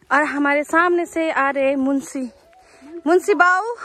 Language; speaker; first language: Hindi; non-native, local second language; Nepali